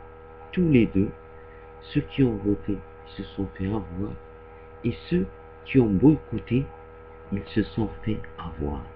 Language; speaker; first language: French; non-native, local second language; Arabic